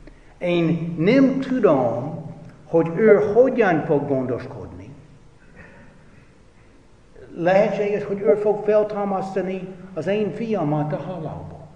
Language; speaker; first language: Hungarian; non-native, fluent; English